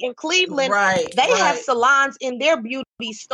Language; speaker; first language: English; native; English